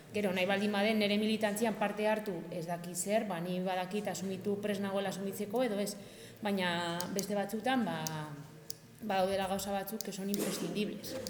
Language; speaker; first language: Basque; non-native, local second language; Spanish